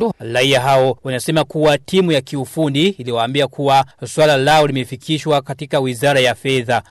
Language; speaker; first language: Swahili; non-native, local second language; Rundi